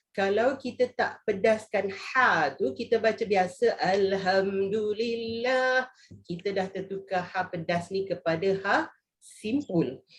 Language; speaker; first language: Malay; native; Malay